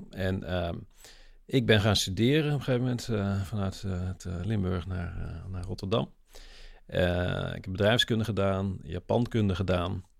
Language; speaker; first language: Dutch; native; Dutch